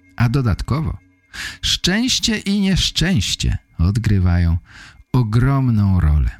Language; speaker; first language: Polish; native; Polish